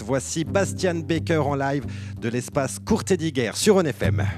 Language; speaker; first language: French; native; French